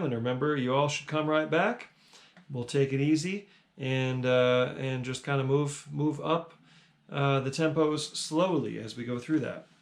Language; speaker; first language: English; native; English